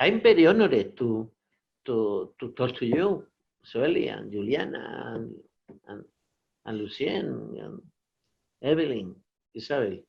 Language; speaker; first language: English; non-native, learner; Portuguese